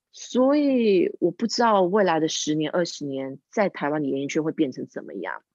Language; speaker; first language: Chinese; non-native, local second language; English